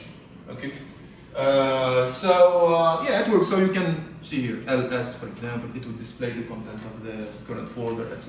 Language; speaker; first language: English; non-native, fluent; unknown